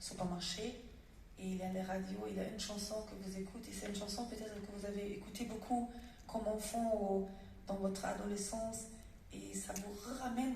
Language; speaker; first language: French; non-native, fluent; German